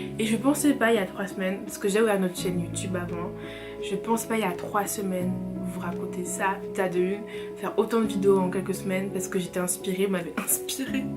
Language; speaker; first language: French; early bilingual, other home language; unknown